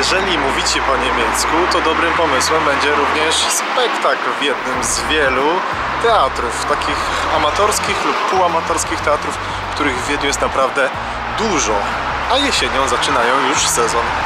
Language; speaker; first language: Polish; native; Polish